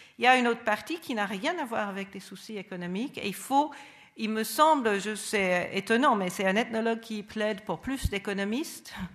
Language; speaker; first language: French; non-native, fluent; English